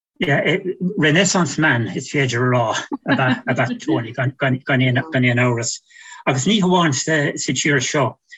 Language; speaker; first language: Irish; native; Irish